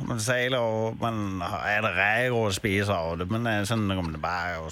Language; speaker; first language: Swedish; non-native, learner; Danish